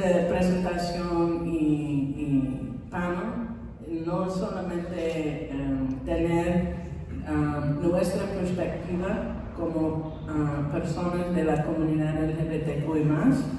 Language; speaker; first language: Spanish; non-native, fluent; English